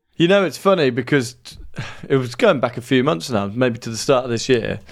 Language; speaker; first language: English; native; English